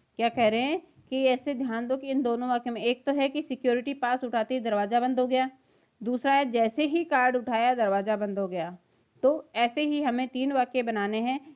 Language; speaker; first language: Hindi; native; Hindi